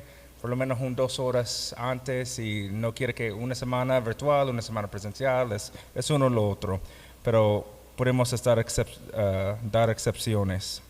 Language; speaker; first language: Spanish; non-native, fluent; English